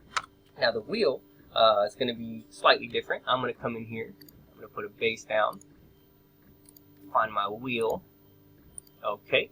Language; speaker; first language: English; native; English